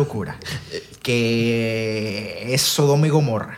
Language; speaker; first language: Spanish; native; Spanish